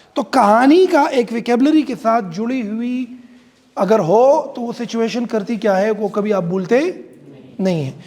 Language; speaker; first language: Urdu; non-native, local second language; Pashto